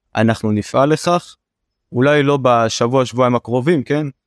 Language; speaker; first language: Hebrew; native; Hebrew